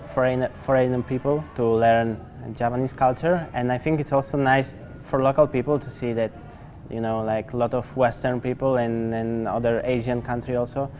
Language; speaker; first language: English; non-native, learner; Japanese